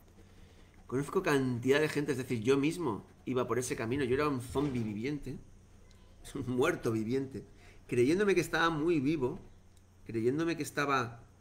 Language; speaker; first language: Spanish; native; Spanish